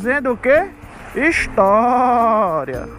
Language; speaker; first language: Portuguese; native; Portuguese